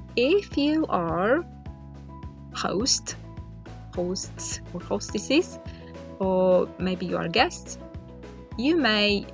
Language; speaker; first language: English; non-native, fluent; Romanian